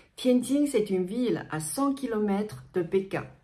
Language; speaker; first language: French; non-native, fluent; Chinese